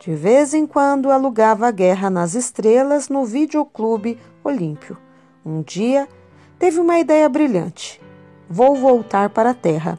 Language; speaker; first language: Portuguese; native; Portuguese